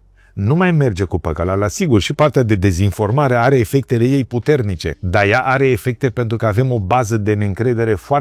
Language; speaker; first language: Romanian; native; Romanian